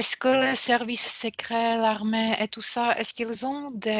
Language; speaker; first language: French; non-native, fluent; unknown